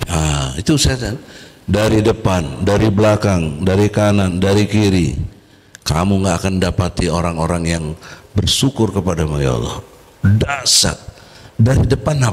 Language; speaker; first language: Indonesian; native; Indonesian